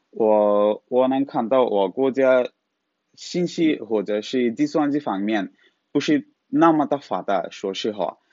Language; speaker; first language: Chinese; non-native, fluent; Bangla